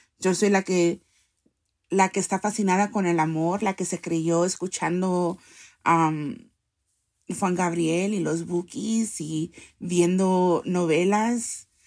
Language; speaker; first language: Spanish; early bilingual, heritage; Spanish